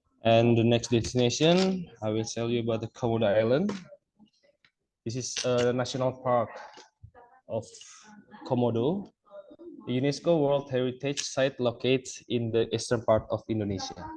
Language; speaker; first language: English; non-native, local second language; Indonesian